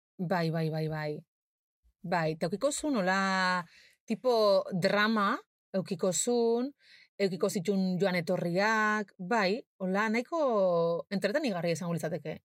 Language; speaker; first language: Basque; non-native, local second language; Spanish